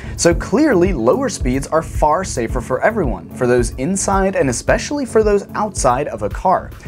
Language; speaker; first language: English; native; English